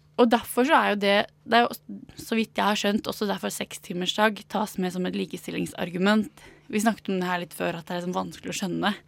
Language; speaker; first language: Norwegian; native; Norwegian